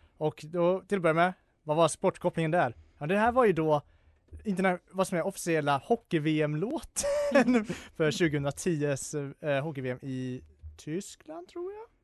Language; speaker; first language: Swedish; native; Swedish